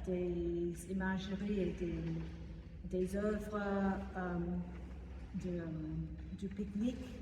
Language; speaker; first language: French; non-native, fluent; English